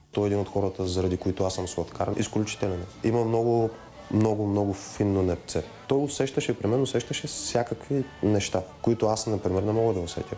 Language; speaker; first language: Bulgarian; native; Bulgarian